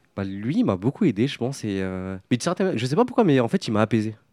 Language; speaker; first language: French; native; French